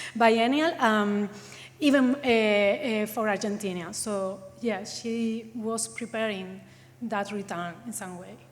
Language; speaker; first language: English; non-native, fluent; Spanish